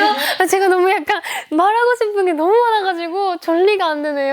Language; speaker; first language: Korean; non-native, fluent; Japanese